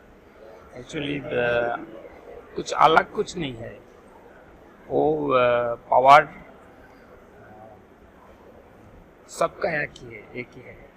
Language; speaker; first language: Hindi; non-native, local second language; Bangla